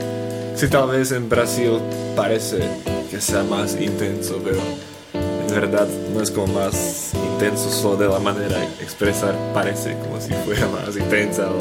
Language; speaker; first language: Spanish; non-native, fluent; Slovak